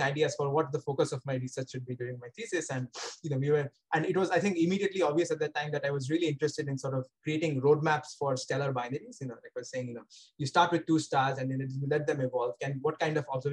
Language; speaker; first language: English; non-native, local second language; Bangla